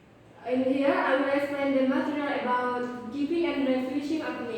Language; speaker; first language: English; non-native, fluent; Indonesian